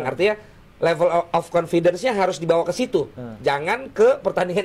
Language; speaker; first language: Indonesian; native; Indonesian